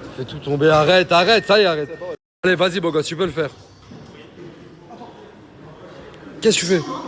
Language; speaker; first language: French; native; French